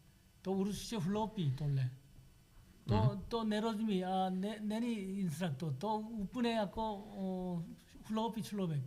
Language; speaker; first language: Czech; non-native, learner; Korean